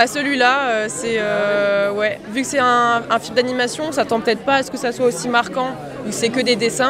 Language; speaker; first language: French; native; French